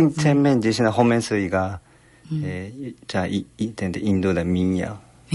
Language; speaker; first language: Chinese; non-native, fluent; Japanese